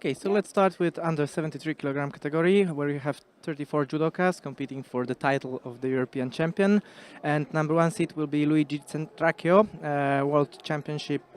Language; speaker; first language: English; non-native, fluent; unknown